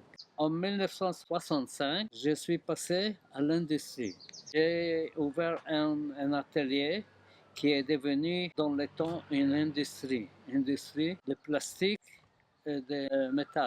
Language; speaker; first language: French; non-native, fluent; Hebrew